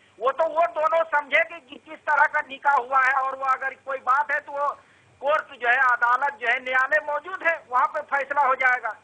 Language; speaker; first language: Hindi; native; Hindi